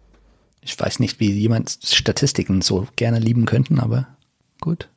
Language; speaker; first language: German; non-native, learner; Afrikaans